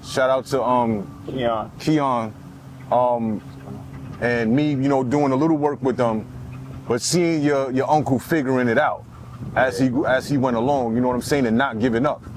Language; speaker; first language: English; native; English